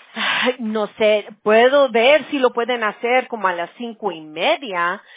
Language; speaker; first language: Spanish; early bilingual, heritage; Spanish